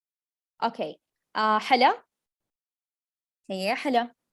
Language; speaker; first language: Arabic; native; Arabic